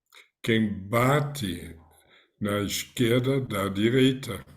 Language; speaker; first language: Portuguese; non-native, fluent; German